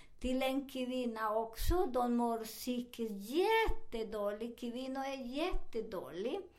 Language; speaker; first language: Swedish; non-native, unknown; Spanish